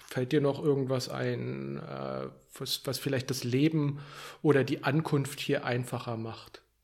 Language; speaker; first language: German; native; German